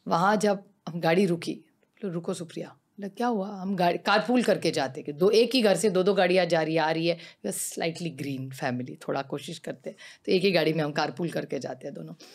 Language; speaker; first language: Hindi; non-native, local second language; Marathi